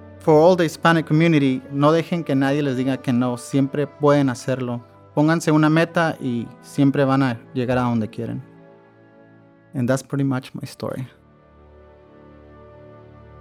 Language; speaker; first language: English; non-native, fluent; Spanish